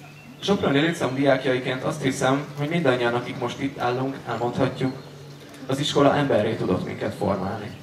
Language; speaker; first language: Hungarian; native; Hungarian